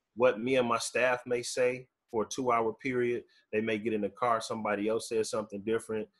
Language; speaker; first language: English; native; English